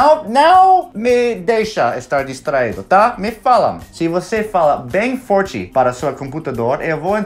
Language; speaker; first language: Portuguese; non-native, fluent; English